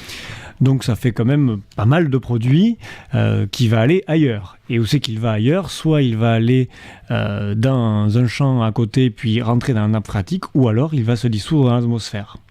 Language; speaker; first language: French; native; French